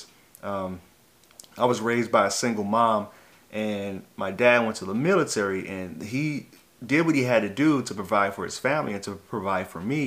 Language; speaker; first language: English; native; English